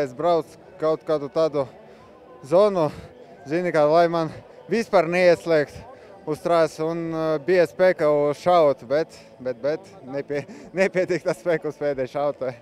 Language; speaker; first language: Latvian; non-native, local second language; Russian